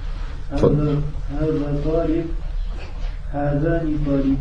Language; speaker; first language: Arabic; non-native, learner; French